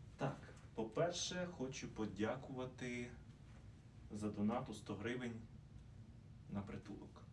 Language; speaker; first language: Ukrainian; non-native, local second language; Russian